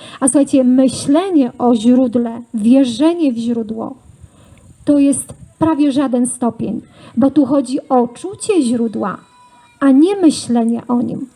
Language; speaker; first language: Polish; native; Polish